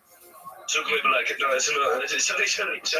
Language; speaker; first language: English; non-native, learner; Spanish